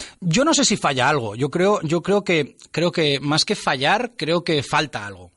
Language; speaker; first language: Spanish; native; Spanish